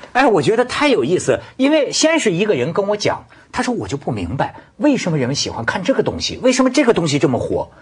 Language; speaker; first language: Chinese; native; Chinese